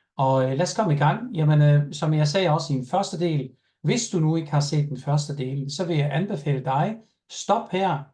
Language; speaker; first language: Danish; non-native, fluent; German